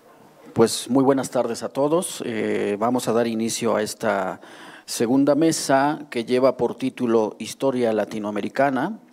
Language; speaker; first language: Spanish; native; Spanish